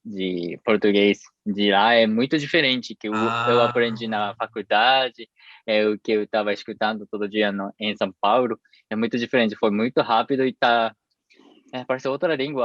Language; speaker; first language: Portuguese; non-native, fluent; Japanese